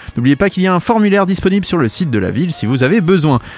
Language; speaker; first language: French; native; French